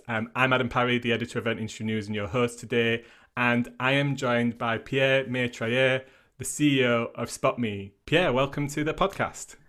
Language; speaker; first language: English; native; English